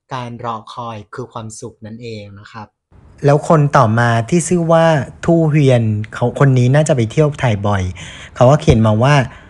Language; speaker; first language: Thai; non-native, fluent; Vietnamese